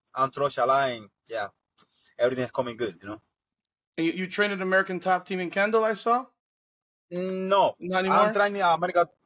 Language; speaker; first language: English; non-native, learner; Spanish